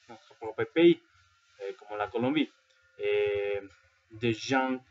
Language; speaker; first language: French; non-native, learner; Spanish